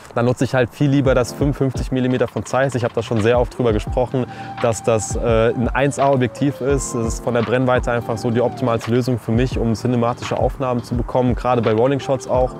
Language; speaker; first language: German; early bilingual, other home language; Russian